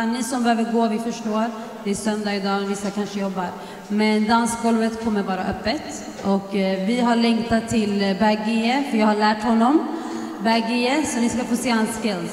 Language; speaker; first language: Swedish; early bilingual, other home language; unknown